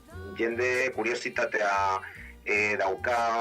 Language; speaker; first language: Basque; non-native, learner; Spanish